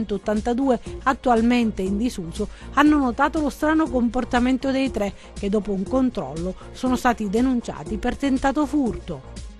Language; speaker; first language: Italian; native; Italian